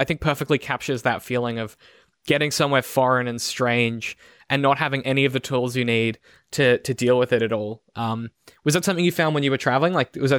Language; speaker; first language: English; native; English